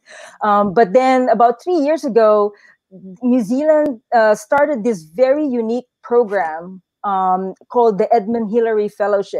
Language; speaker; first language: English; non-native, local second language; Filipino